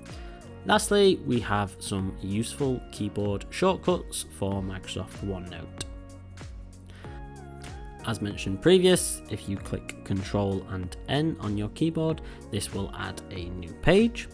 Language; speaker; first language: English; native; English